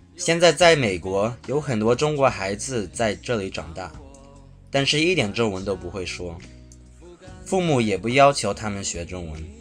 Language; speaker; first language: Chinese; early bilingual, heritage; Chinese